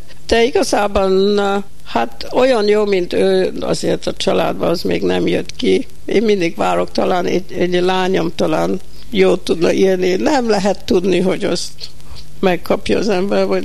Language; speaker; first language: Hungarian; early bilingual, heritage; Hungarian